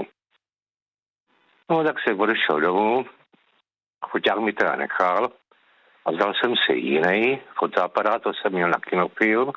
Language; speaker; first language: Czech; native; Czech